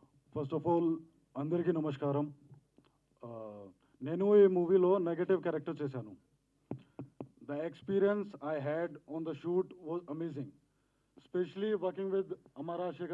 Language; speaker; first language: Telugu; non-native, learner; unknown